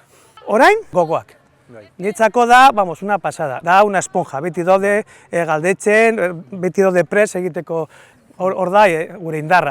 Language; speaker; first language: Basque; non-native, learner; Spanish